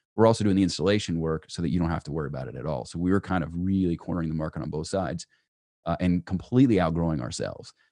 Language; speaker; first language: English; native; English